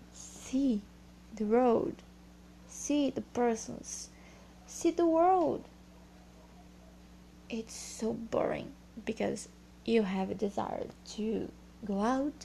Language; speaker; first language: English; non-native, learner; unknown